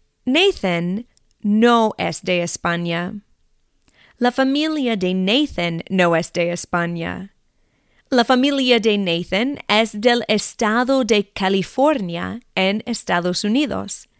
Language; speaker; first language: Spanish; non-native, fluent; English